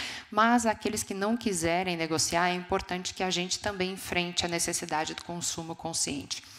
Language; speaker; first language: Portuguese; native; Portuguese